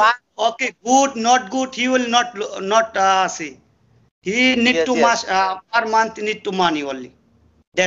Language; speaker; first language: English; non-native, learner; Bangla